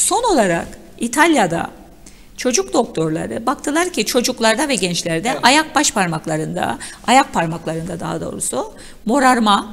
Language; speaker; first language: Turkish; native; Turkish